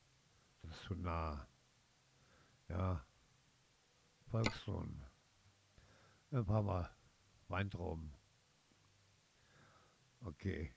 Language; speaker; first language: German; native; German